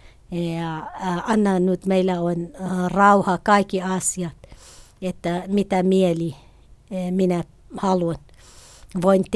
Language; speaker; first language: Finnish; non-native, learner; Kurdish